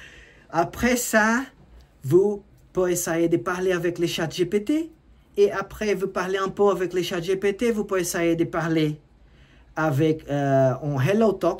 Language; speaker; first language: French; non-native, learner; Portuguese